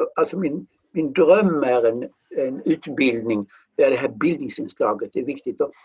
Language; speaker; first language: Swedish; native; Swedish